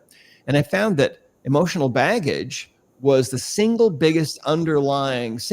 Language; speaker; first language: English; native; English